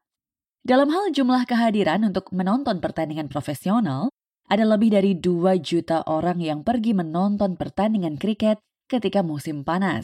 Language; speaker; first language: Indonesian; native; Indonesian